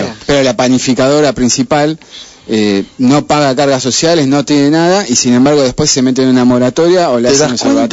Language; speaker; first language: Spanish; native; Spanish